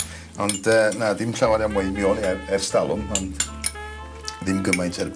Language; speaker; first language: Welsh; native; Welsh